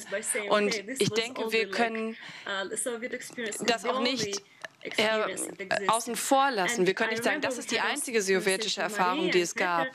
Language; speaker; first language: German; non-native, fluent; Russian